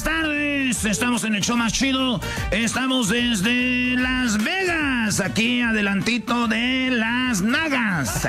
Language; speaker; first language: Spanish; native; Spanish